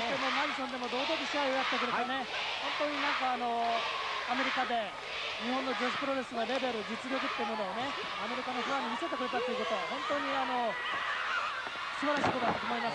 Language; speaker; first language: Japanese; native; Japanese